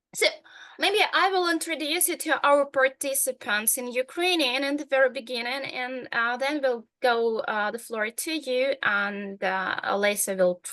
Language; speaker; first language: English; non-native, fluent; Ukrainian